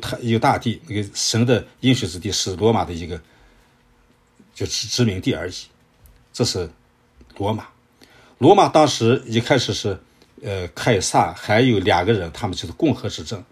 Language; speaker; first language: Chinese; native; Chinese